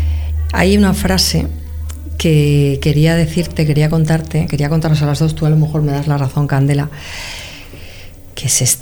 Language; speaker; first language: Spanish; native; Spanish